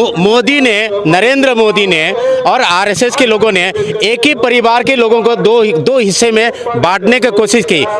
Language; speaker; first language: Hindi; non-native, local second language; Assamese